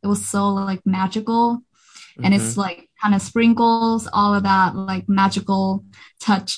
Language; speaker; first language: English; non-native, fluent; Vietnamese